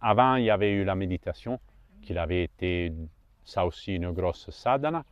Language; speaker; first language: French; non-native, fluent; Italian